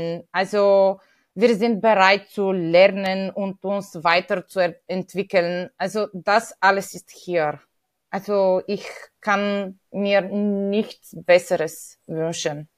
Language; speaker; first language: German; non-native, fluent; Bulgarian